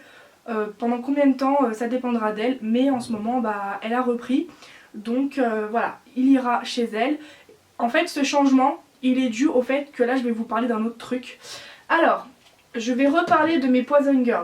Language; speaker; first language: French; native; French